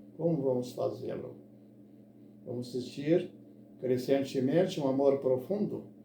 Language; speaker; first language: Portuguese; native; Portuguese